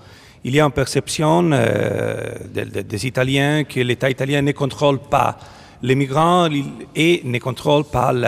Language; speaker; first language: French; non-native, fluent; Italian